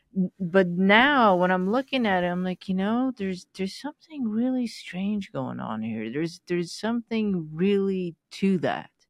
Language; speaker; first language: English; non-native, fluent; Persian